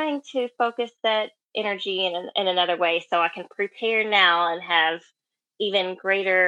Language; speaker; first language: English; native; English